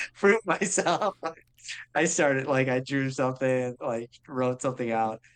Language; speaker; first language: English; native; English